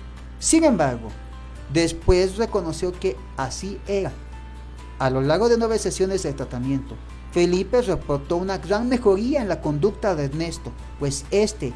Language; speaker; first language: Spanish; native; Spanish